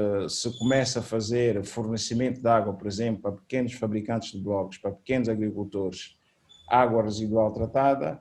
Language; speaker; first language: Portuguese; native; Portuguese